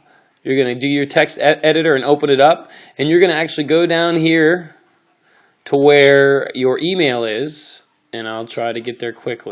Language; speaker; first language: English; native; English